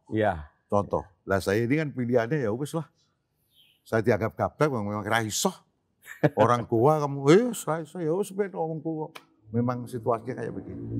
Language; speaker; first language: Indonesian; native; Indonesian